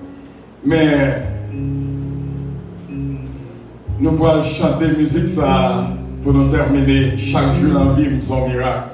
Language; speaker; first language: French; non-native, local second language; Haitian Creole